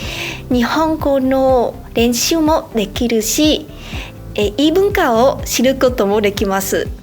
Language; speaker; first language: Japanese; non-native, learner; Vietnamese